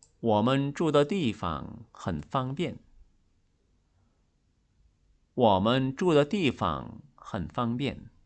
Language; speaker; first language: Chinese; non-native, fluent; Korean